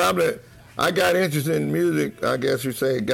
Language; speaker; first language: English; native; English